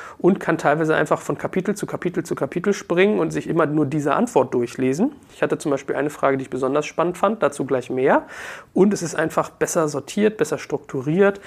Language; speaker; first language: German; native; German